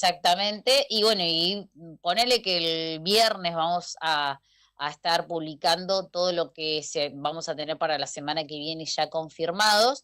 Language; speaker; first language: Spanish; native; Spanish